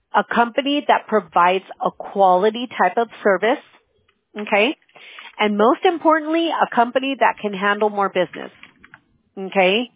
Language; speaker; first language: English; early bilingual, other home language; Spanish